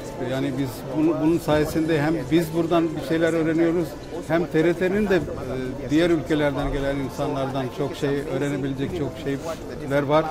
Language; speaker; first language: Turkish; non-native, fluent; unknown